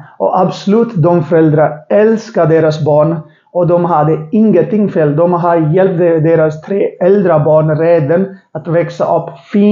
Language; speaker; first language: Swedish; non-native, learner; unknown